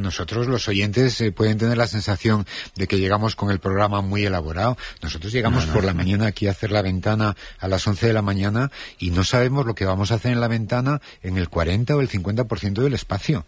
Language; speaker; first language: Spanish; native; Spanish